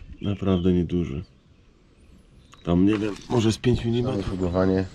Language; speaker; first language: Polish; native; Polish